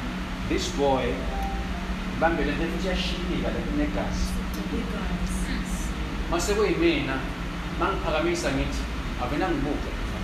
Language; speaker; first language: English; non-native, local second language; Zulu